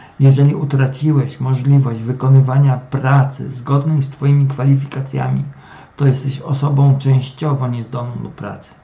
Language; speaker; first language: Polish; native; Polish